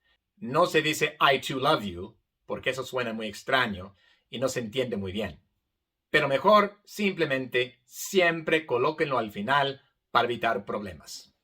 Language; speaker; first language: Spanish; non-native, fluent; English